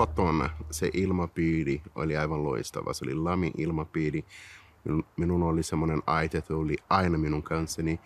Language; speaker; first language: Finnish; non-native, fluent; Portuguese